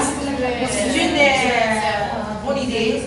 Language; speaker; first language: French; non-native, learner; Arabic